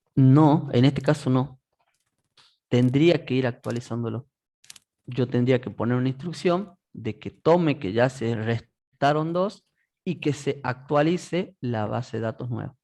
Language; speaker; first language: Spanish; native; Spanish